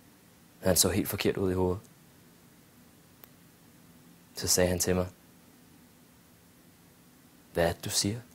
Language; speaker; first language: Danish; early bilingual, other home language; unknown